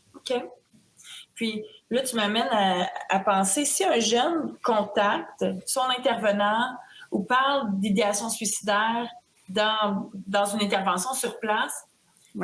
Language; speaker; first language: French; native; French